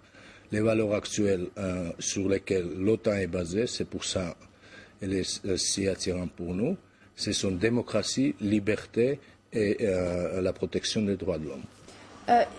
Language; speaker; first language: French; non-native, fluent; Georgian